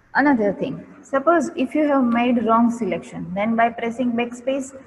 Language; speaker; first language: English; non-native, local second language; Gujarati